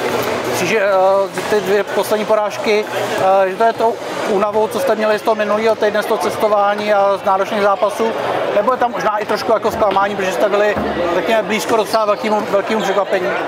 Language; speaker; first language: Czech; native; Czech